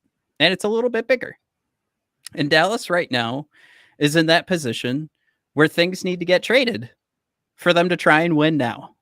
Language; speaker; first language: English; native; English